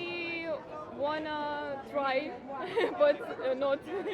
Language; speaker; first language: English; non-native, learner; Ukrainian